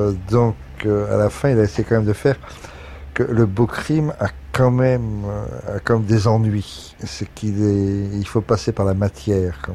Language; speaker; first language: French; native; French